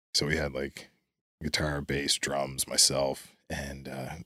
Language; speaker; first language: English; native; English